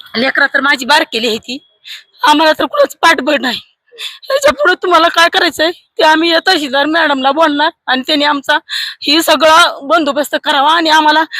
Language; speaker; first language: Marathi; native; Marathi